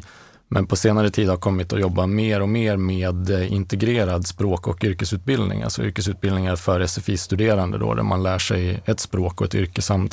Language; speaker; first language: Swedish; native; Swedish